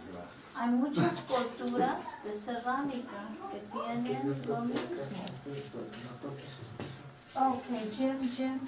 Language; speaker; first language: Spanish; non-native, fluent; English